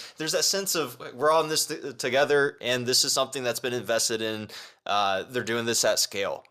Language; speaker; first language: English; early bilingual, other home language; Chinese